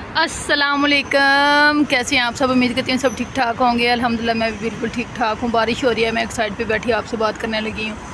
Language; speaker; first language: Urdu; non-native, local second language; Punjabi